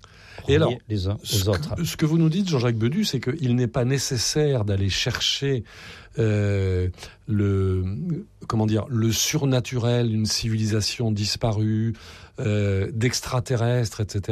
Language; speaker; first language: French; native; French